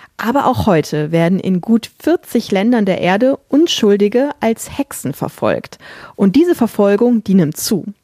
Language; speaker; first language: German; native; German